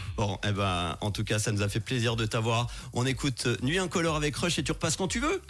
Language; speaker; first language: French; native; French